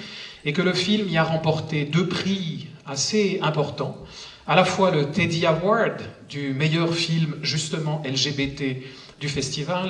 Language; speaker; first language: French; native; French